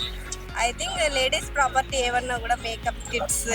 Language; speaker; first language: Telugu; native; Telugu